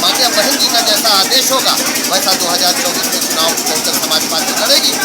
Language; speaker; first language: Hindi; native; Hindi